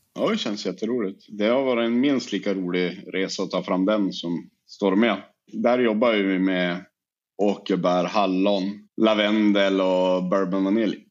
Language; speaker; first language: Swedish; native; Swedish